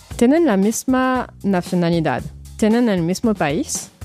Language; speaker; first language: Spanish; non-native, fluent; French